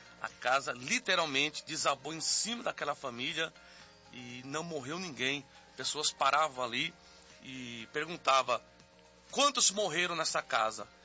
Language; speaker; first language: Portuguese; native; Portuguese